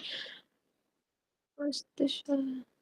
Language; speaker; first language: Arabic; non-native, learner; Urdu